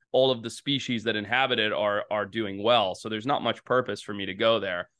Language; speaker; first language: English; native; English